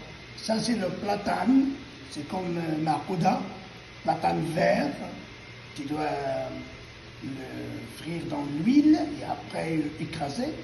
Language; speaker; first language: French; non-native, local second language; Arabic